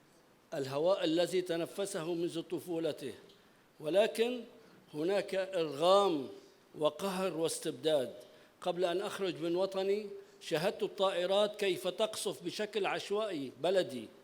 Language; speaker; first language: Arabic; native; Arabic